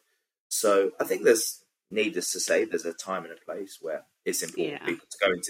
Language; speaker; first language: English; native; English